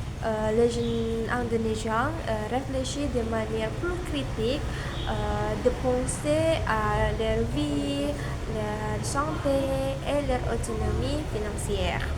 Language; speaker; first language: French; non-native, learner; Indonesian